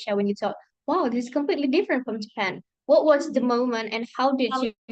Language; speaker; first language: English; non-native, learner; Indonesian